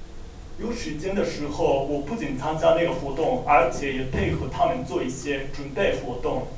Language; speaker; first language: Chinese; non-native, learner; Japanese